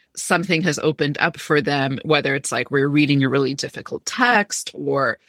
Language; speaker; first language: English; early bilingual, other home language; Amharic